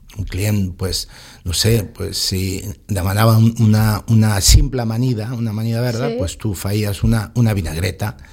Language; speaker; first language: Catalan; non-native, local second language; Spanish